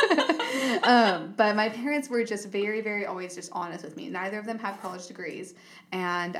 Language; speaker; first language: English; native; English